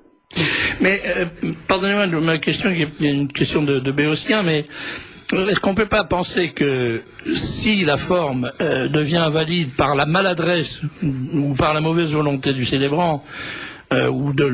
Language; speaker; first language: French; native; French